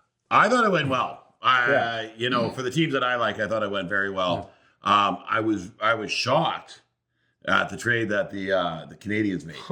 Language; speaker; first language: English; native; English